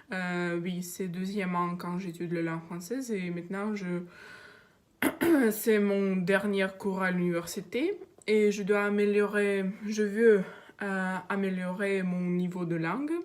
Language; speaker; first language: French; non-native, learner; Russian